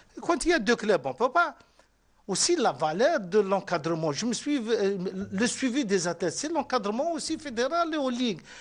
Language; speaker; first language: French; non-native, local second language; Arabic